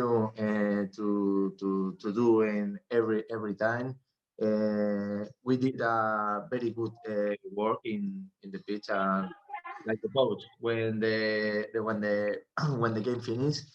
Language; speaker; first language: English; non-native, learner; Spanish